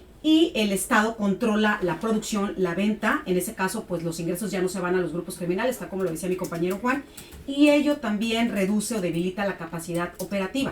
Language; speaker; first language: Spanish; native; Spanish